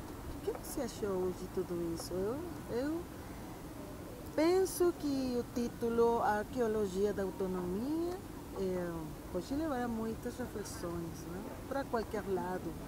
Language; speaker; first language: Portuguese; non-native, fluent; Spanish